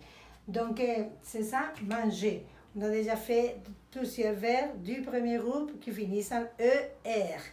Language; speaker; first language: French; non-native, fluent; Spanish